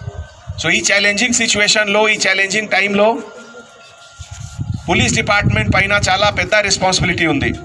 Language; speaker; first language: Telugu; non-native, fluent; Hindi